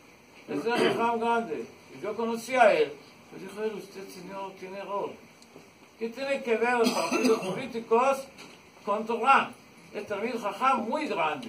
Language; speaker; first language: Spanish; non-native, learner; Hebrew